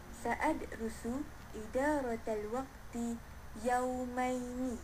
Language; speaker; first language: Arabic; non-native, learner; Malay